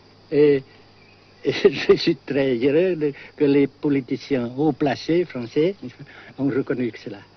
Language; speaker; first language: French; non-native, fluent; Vietnamese